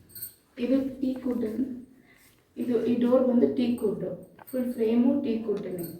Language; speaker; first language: Kannada; native; Kannada